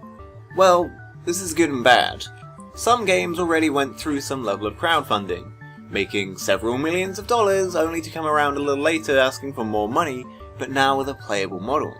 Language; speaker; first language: English; native; English